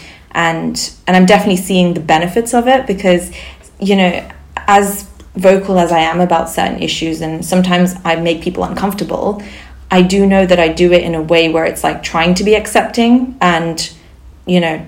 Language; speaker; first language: English; non-native, fluent; Sindhi